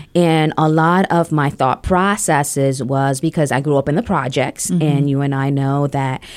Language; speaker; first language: English; native; English